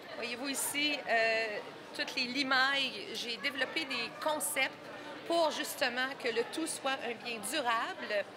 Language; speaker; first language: French; native; French